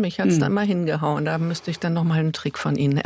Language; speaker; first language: German; native; German